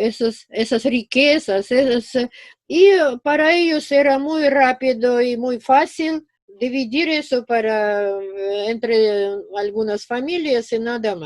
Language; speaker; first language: Spanish; non-native, fluent; Russian